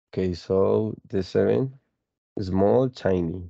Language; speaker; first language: English; non-native, fluent; Spanish